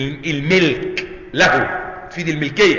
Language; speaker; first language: Arabic; native; Arabic